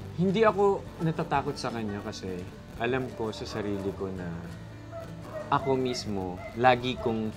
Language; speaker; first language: Filipino; native; Filipino